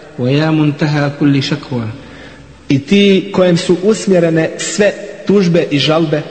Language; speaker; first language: Bosnian; non-native, fluent; Arabic